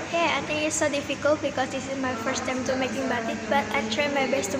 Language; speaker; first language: English; non-native, learner; Indonesian